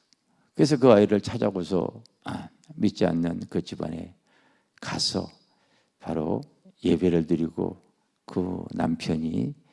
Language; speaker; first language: Korean; native; Korean